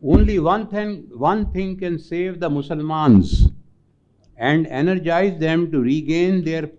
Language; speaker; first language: English; non-native, local second language; Urdu